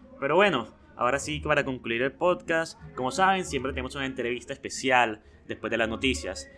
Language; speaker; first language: Spanish; native; Spanish